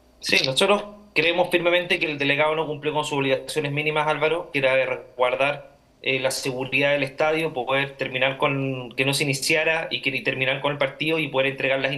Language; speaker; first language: Spanish; native; Spanish